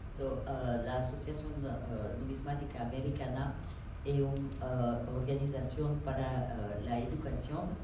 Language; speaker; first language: Spanish; non-native, learner; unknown